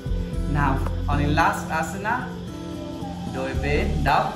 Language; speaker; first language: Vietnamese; non-native, learner; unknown